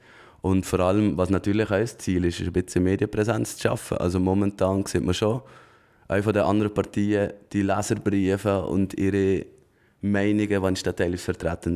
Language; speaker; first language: German; native; German